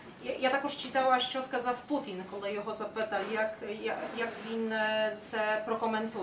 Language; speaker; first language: Ukrainian; non-native, fluent; Polish